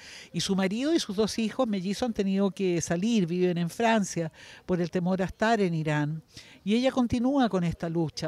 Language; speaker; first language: Spanish; native; Spanish